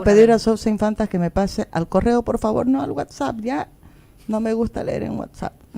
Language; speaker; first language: Spanish; native; Spanish